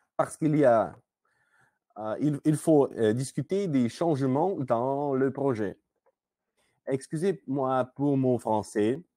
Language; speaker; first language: French; non-native, learner; Russian